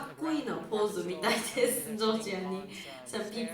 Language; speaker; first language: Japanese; non-native, learner; Georgian